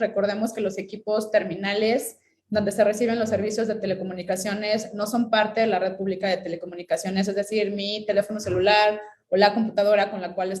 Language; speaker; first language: Spanish; native; Spanish